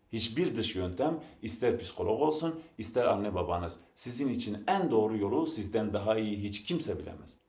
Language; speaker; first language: Turkish; non-native, local second language; Zaza